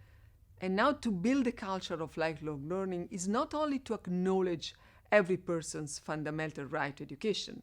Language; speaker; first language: English; non-native, fluent; Italian